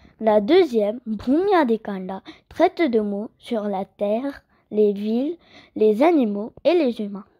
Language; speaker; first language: French; early bilingual, other home language; Kannada